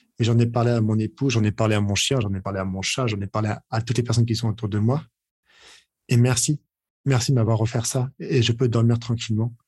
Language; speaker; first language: French; native; French